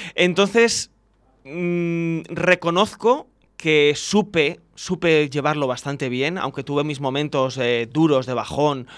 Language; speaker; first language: Spanish; native; Spanish